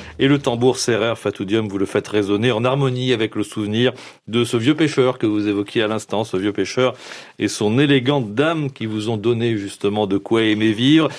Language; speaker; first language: French; native; French